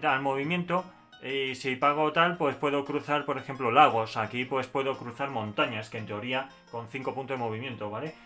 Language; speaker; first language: Spanish; native; Spanish